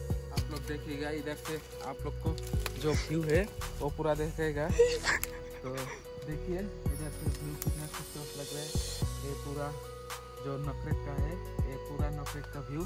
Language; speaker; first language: Hindi; non-native, local second language; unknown